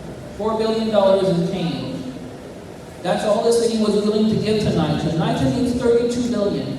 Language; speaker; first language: English; native; English